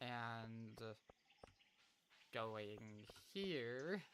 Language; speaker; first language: English; native; English